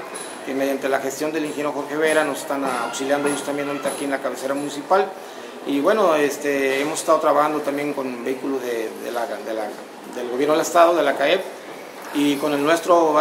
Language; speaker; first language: Spanish; native; Spanish